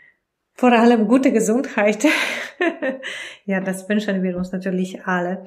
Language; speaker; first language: German; non-native, fluent; Polish